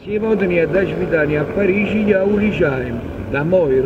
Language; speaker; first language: Russian; non-native, learner; Italian